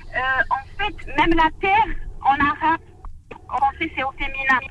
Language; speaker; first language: French; non-native, local second language; Arabic